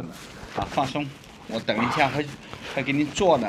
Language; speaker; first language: Chinese; native; Chinese